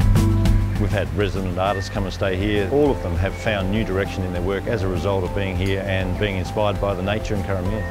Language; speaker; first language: English; native; English